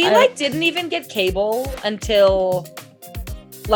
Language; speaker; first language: English; native; English